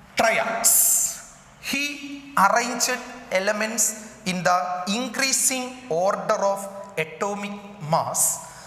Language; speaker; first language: English; non-native, local second language; Malayalam